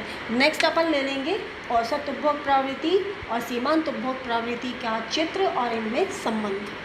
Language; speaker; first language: Hindi; native; Hindi